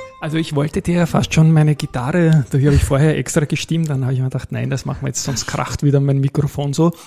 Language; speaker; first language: German; native; German